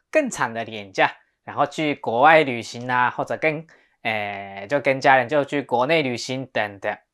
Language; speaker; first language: Chinese; non-native, fluent; Japanese